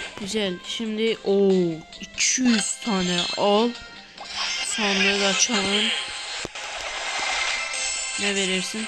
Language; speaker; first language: Turkish; native; Turkish